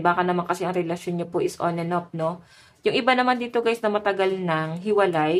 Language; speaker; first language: Filipino; native; Filipino